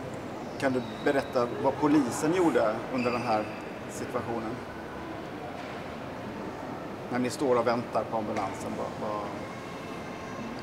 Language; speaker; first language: Swedish; native; Swedish